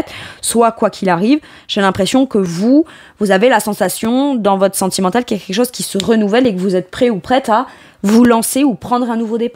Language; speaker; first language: French; native; French